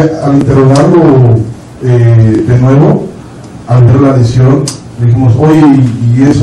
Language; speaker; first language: Spanish; native; Spanish